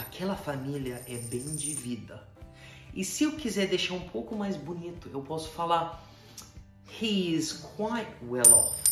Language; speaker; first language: Portuguese; non-native, fluent; English